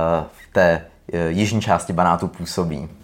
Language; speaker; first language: Czech; native; Czech